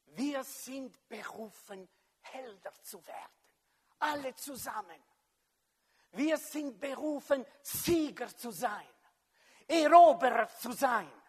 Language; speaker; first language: German; non-native, fluent; French